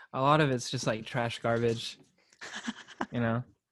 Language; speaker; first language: English; native; English